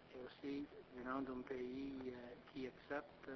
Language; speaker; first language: French; non-native, fluent; English